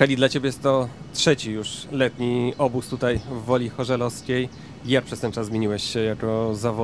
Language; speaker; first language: Polish; native; Polish